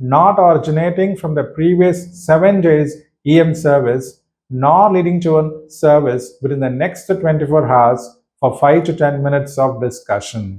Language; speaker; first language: English; non-native, local second language; Tamil